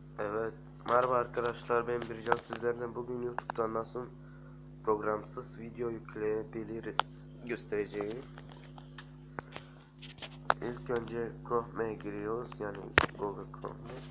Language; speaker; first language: Turkish; early bilingual, heritage; Turkish